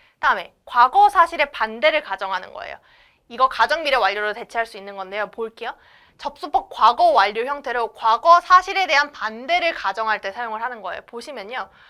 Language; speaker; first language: Korean; native; Korean